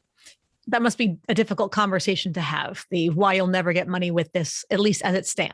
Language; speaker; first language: English; native; English